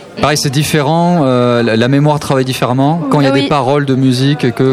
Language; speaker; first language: French; native; French